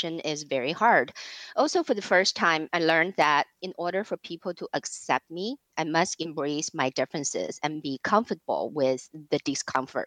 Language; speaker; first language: English; non-native, fluent; Chinese